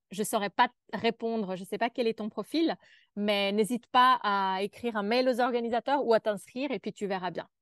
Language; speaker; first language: French; native; French